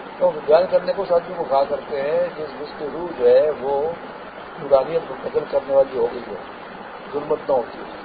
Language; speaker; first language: Urdu; non-native, local second language; Pashto